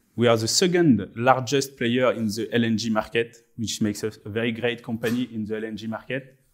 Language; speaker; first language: English; non-native, fluent; French